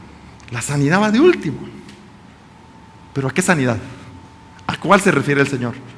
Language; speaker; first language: Spanish; native; Spanish